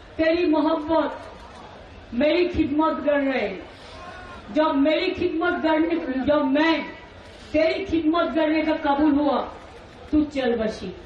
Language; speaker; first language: Hindi; non-native, local second language; Bangla